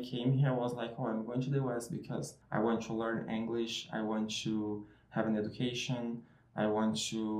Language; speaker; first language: English; non-native, fluent; Portuguese